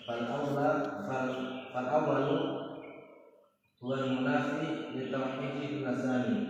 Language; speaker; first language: Arabic; non-native, learner; Indonesian